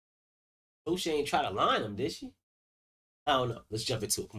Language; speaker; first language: English; native; English